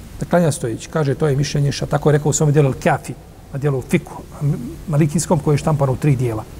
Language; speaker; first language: Bosnian; native; Bosnian